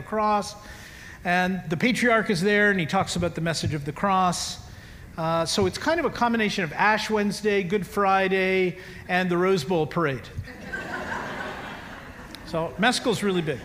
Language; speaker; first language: English; native; English